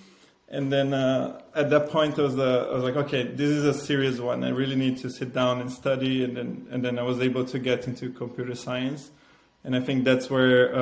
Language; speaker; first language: English; non-native, fluent; Portuguese